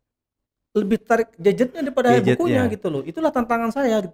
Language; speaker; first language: Indonesian; native; Indonesian